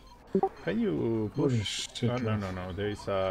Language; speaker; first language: English; non-native, learner; Spanish